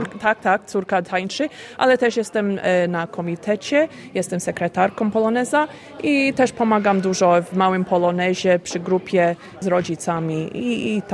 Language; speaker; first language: Polish; early bilingual, heritage; Polish